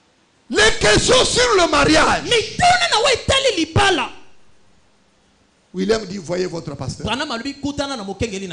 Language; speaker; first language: French; non-native, local second language; Lingala